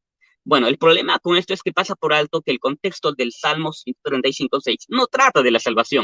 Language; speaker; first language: Spanish; native; Spanish